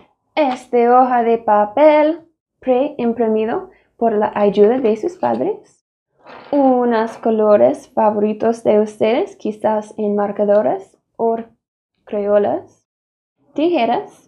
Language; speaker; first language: Spanish; non-native, fluent; English